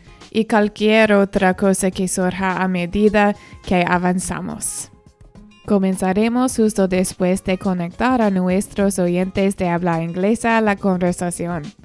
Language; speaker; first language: Spanish; non-native, learner; English